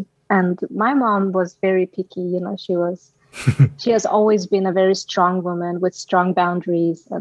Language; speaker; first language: English; non-native, fluent; Danish